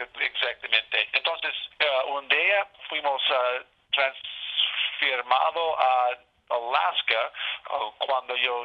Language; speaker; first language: Spanish; non-native, learner; English